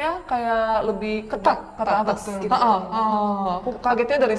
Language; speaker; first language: Indonesian; early bilingual, other home language; Korean